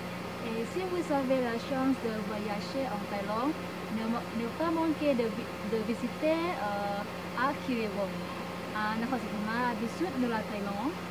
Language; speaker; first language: French; non-native, learner; Thai